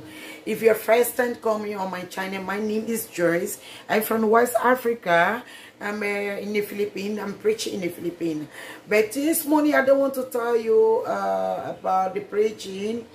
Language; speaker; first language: English; non-native, learner; French